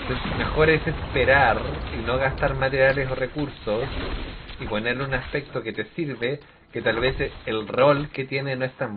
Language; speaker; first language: Spanish; native; Spanish